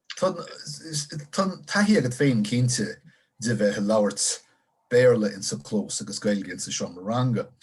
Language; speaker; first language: Irish; non-native, local second language; English